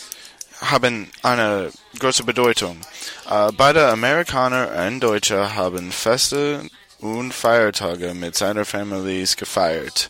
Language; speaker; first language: German; non-native, learner; English